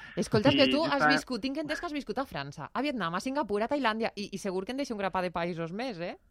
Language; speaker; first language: Catalan; native; Catalan